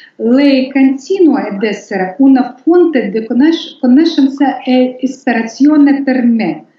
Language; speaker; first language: Italian; non-native, learner; Russian